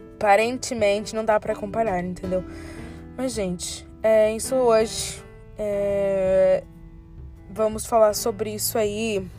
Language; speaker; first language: Portuguese; non-native, fluent; English